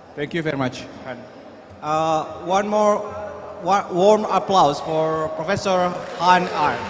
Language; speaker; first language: English; non-native, fluent; Indonesian